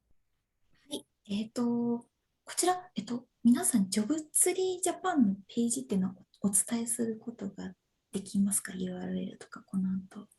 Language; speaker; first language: Japanese; native; Japanese